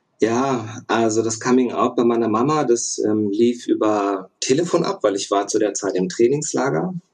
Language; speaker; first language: German; early bilingual, other home language; Russian